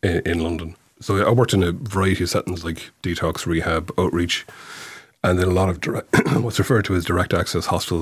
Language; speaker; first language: English; native; English